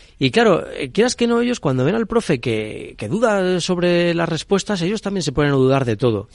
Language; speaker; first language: Spanish; native; Spanish